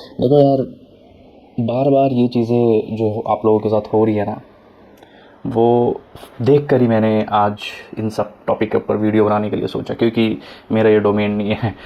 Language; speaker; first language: Hindi; native; Hindi